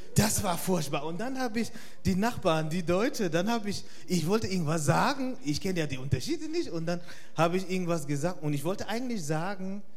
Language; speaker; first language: German; non-native, fluent; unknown